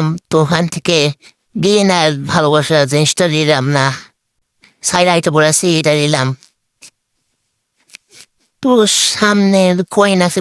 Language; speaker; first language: Bangla; native; Bangla